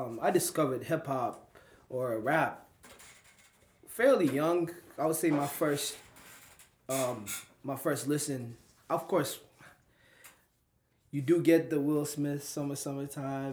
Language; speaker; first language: English; non-native, local second language; Ganda